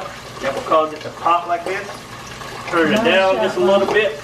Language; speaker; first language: English; native; English